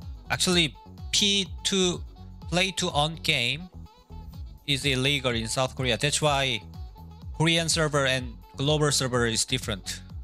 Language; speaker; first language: English; non-native, fluent; Korean